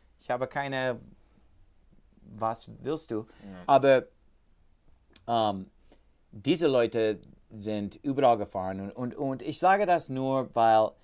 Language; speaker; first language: German; non-native, learner; English